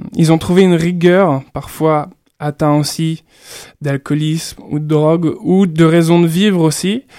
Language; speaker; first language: French; native; French